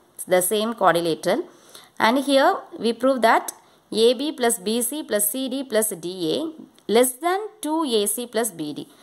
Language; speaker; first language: English; non-native, local second language; Tamil